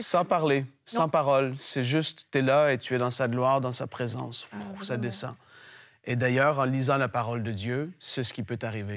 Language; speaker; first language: French; native; French